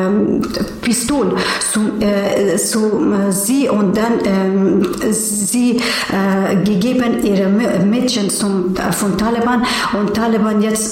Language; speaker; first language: German; non-native, learner; Persian